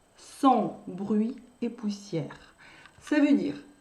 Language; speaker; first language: French; non-native, fluent; Russian